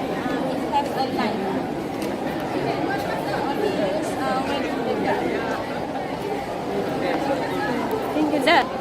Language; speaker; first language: English; non-native, local second language; Malay